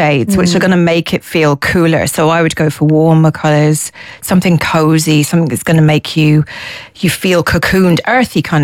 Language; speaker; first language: English; native; English